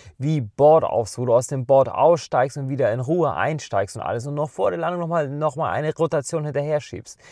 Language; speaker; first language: German; native; German